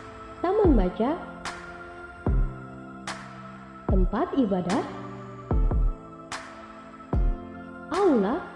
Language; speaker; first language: Indonesian; native; Indonesian